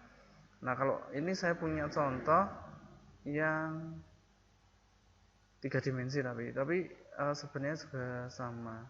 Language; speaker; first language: Indonesian; native; Indonesian